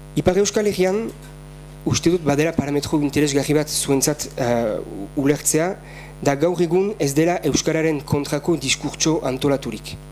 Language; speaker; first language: Basque; native; Basque